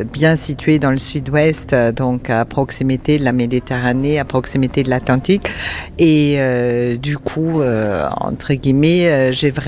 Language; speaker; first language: French; non-native, fluent; German